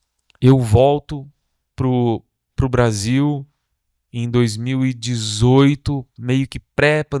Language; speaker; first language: Portuguese; native; Portuguese